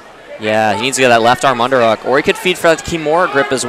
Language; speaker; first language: English; native; English